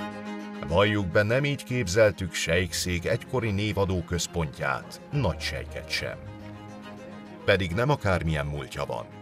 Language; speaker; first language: Hungarian; native; Hungarian